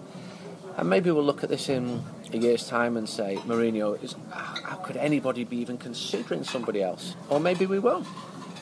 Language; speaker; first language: English; native; English